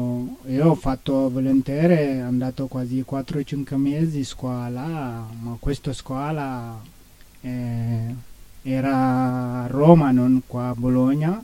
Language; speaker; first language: Italian; non-native, learner; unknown